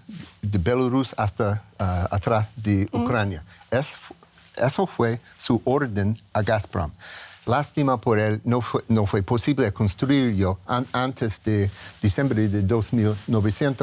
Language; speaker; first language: Spanish; non-native, learner; English